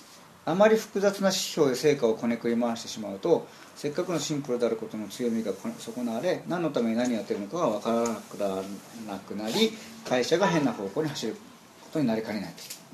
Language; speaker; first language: Japanese; native; Japanese